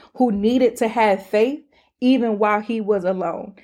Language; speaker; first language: English; native; English